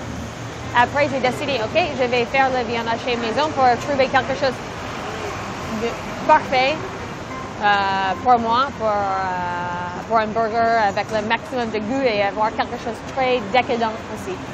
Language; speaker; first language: French; non-native, learner; English